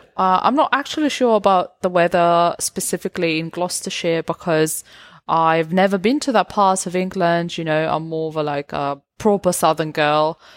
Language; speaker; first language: English; non-native, fluent; Georgian